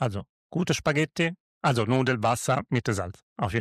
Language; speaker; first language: German; non-native, learner; Italian